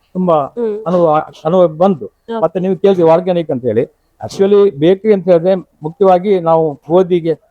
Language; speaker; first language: Kannada; non-native, local second language; Konkani